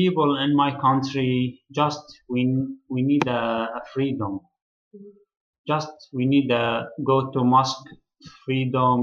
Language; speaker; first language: English; non-native, learner; Arabic